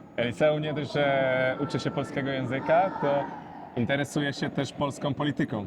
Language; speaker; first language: Polish; native; Polish